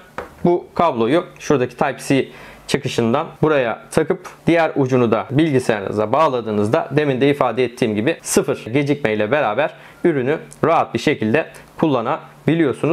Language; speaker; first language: Turkish; native; Turkish